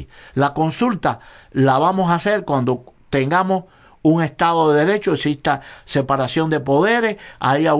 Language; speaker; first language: Spanish; native; Spanish